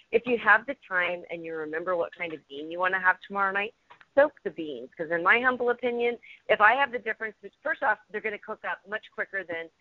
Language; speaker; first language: English; native; English